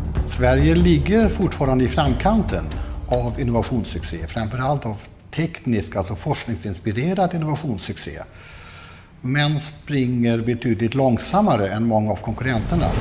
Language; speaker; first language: Swedish; non-native, fluent; German